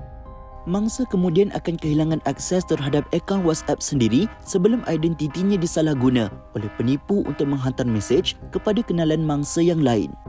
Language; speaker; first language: Malay; native; Malay